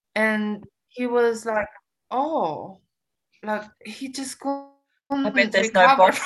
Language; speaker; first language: English; non-native, fluent; Romanian